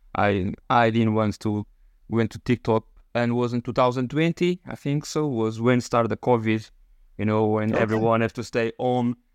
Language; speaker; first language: English; non-native, learner; Portuguese